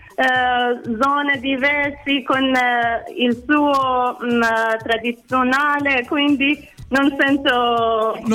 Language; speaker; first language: Italian; non-native, learner; Persian